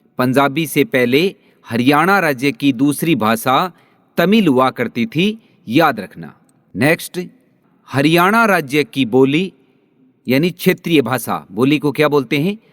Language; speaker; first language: Hindi; native; Hindi